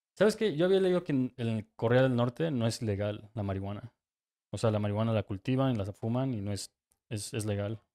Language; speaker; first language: Spanish; native; Spanish